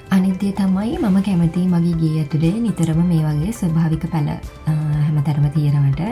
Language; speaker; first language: Sinhala; native; Sinhala